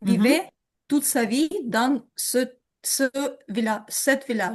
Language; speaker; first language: French; non-native, learner; Ukrainian